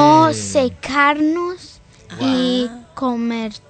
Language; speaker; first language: Spanish; early bilingual, heritage; Spanish